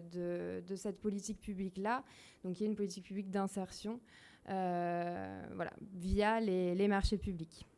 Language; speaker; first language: French; native; French